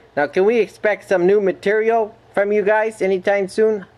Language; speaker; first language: English; native; English